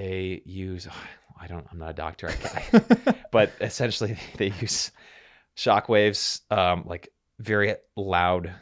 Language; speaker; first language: English; native; English